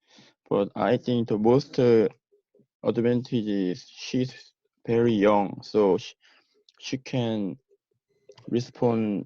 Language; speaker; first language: English; non-native, learner; Korean